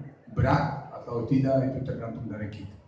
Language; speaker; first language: Indonesian; non-native, fluent; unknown